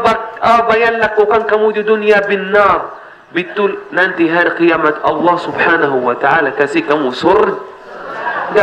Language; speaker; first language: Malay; non-native, learner; Arabic